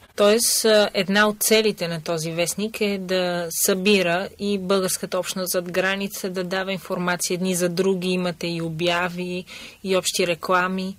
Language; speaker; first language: Bulgarian; native; Bulgarian